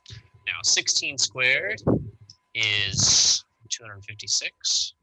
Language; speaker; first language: English; native; English